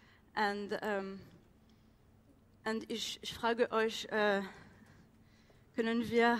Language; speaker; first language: German; non-native, learner; French